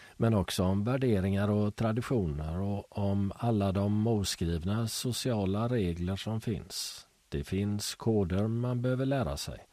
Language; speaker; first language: Swedish; native; Swedish